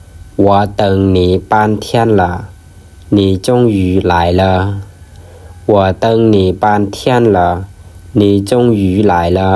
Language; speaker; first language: Chinese; non-native, fluent; Lao